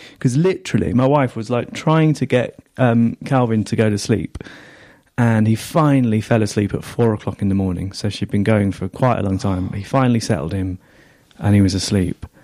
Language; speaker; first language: English; native; English